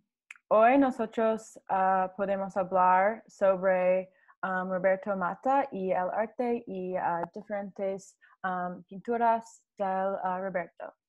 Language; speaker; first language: Spanish; non-native, learner; English